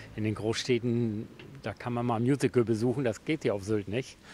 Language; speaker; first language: German; native; German